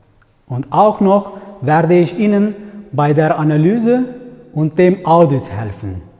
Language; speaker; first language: German; non-native, fluent; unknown